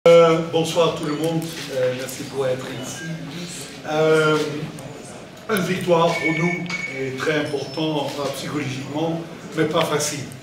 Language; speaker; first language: French; non-native, learner; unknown